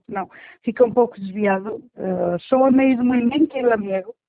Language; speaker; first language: Portuguese; early bilingual, heritage; Portuguese